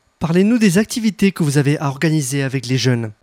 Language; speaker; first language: French; native; French